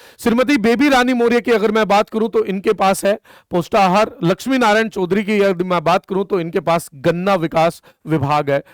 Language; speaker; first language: Hindi; native; Hindi